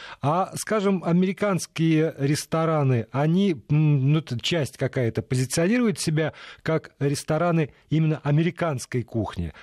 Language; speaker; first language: Russian; native; Russian